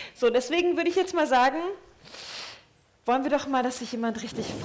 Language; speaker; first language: German; native; German